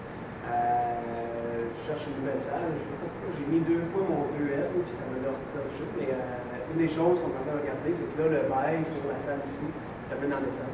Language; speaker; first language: French; native; French